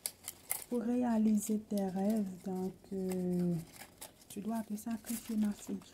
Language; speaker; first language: French; non-native, local second language; Haitian Creole